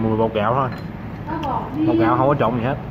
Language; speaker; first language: Vietnamese; native; Vietnamese